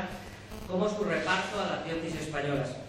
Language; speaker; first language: Spanish; native; Spanish